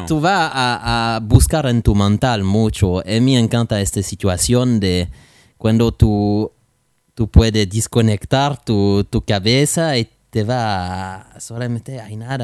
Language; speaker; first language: Spanish; non-native, learner; French